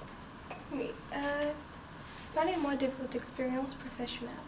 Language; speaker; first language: French; non-native, learner; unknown